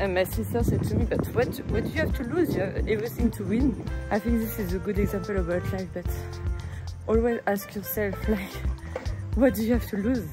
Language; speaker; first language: English; non-native, fluent; French